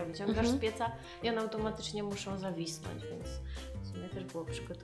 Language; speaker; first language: Polish; native; Polish